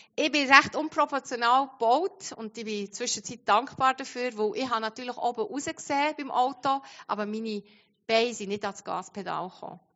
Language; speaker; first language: German; non-native, fluent; Arabic